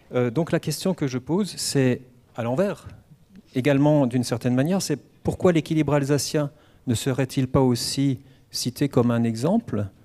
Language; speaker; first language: French; native; French